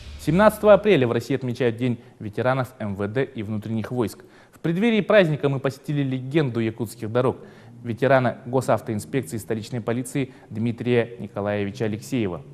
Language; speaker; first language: Russian; native; Russian